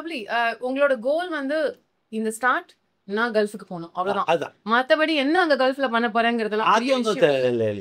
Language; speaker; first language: Tamil; native; Tamil